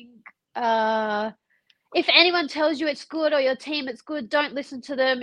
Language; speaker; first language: English; native; English